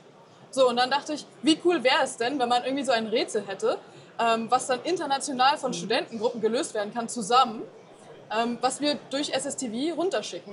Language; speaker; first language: German; native; German